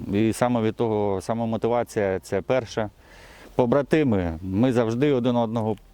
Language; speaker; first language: Ukrainian; non-native, local second language; Russian